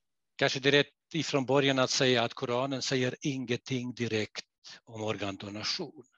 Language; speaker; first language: Swedish; non-native, fluent; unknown